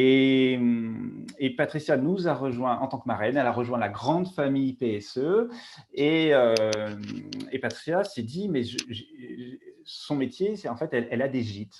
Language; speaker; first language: French; native; French